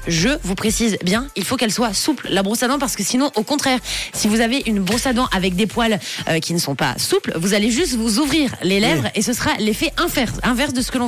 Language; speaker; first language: French; native; French